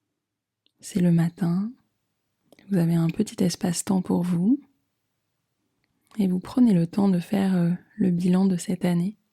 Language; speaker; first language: French; native; French